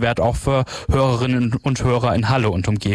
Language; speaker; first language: German; native; German